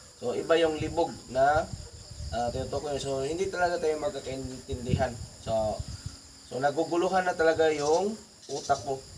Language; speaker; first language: Filipino; non-native, local second language; Cebuano